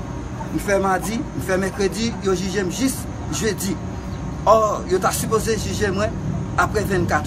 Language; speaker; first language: French; non-native, learner; Haitian Creole